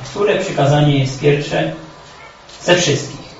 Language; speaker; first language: Polish; native; Polish